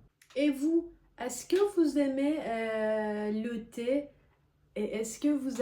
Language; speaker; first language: French; non-native, fluent; Persian